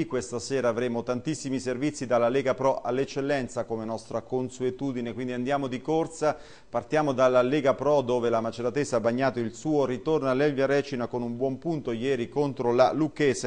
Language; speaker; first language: Italian; native; Italian